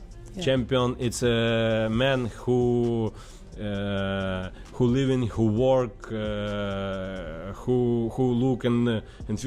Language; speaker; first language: English; non-native, learner; Ukrainian